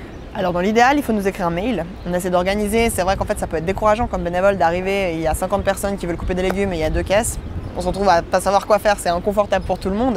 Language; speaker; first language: French; native; French